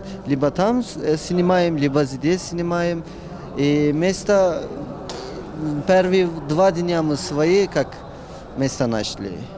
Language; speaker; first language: Russian; non-native, learner; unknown